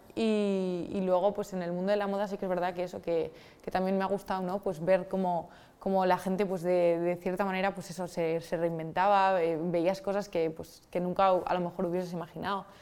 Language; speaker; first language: Spanish; native; Spanish